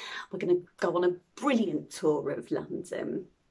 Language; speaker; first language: English; native; English